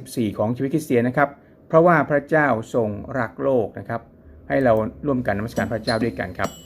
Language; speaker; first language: Thai; native; Thai